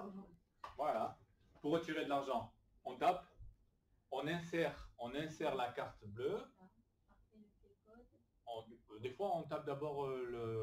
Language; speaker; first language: French; native; French